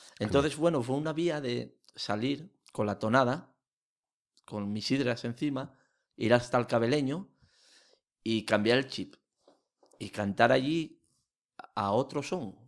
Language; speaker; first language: Spanish; native; Spanish